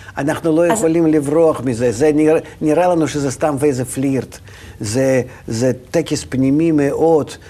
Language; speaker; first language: Hebrew; non-native, fluent; Russian